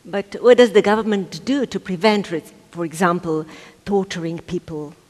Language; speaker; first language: English; non-native, fluent; Slovenian